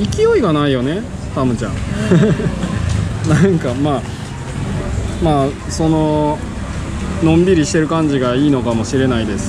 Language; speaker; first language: Japanese; native; Japanese